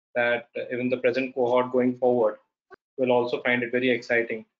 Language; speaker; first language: English; non-native, local second language; Odia